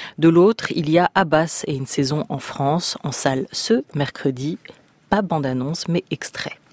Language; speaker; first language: French; native; French